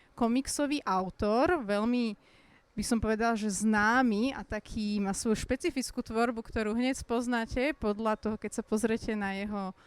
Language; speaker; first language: Slovak; native; Slovak